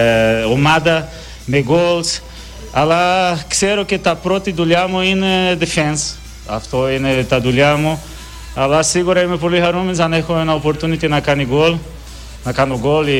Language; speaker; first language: Greek; non-native, learner; Portuguese